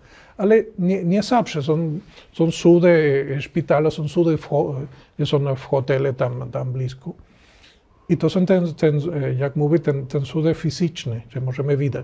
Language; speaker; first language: Polish; non-native, learner; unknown